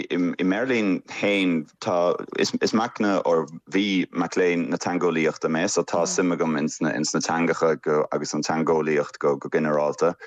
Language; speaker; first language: Irish; non-native, fluent; German